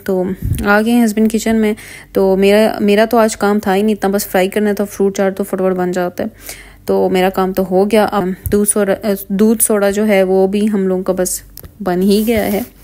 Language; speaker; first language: Urdu; non-native, local second language; Punjabi